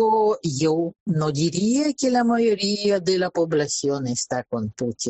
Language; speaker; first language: Spanish; non-native, fluent; Russian